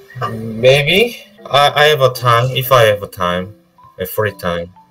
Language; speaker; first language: English; non-native, learner; Korean